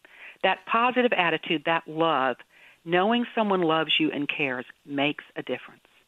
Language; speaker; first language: English; native; English